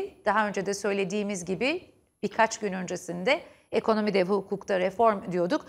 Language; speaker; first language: Turkish; native; Turkish